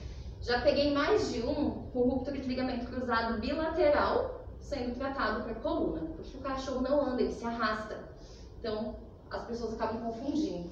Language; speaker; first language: Portuguese; native; Portuguese